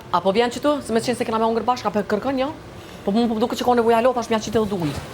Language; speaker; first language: Albanian; native; Albanian